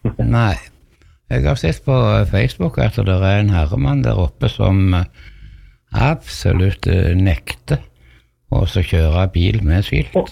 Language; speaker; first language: Norwegian; native; Norwegian